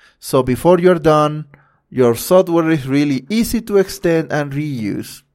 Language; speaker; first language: English; non-native, fluent; Spanish